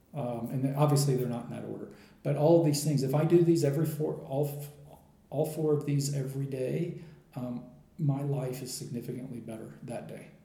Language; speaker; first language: English; native; English